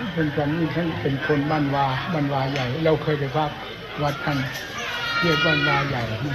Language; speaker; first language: Thai; non-native, local second language; Northeastern Thai